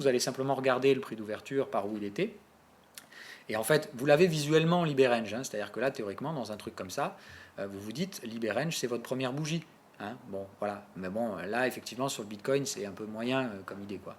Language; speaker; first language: French; native; French